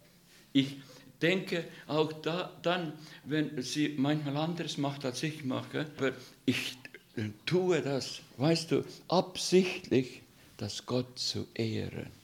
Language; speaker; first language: German; non-native, fluent; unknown